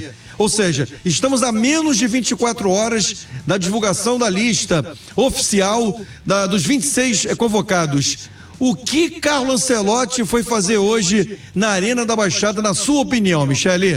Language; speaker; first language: Portuguese; native; Portuguese